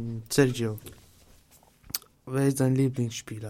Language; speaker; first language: German; non-native, learner; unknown